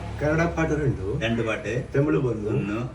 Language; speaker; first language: Malayalam; non-native, learner; Kannada